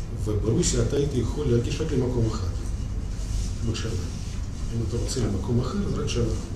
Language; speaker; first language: Hebrew; non-native, fluent; Russian